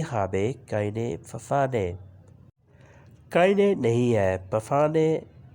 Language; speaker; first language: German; non-native, fluent; Urdu